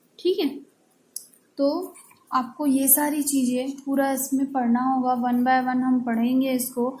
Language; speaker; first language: Hindi; native; Hindi